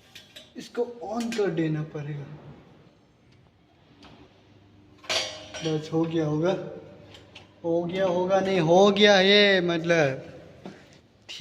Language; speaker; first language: Hindi; non-native, local second language; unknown